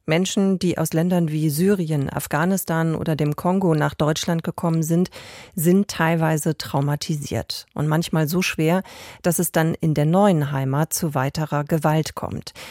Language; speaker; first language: German; native; German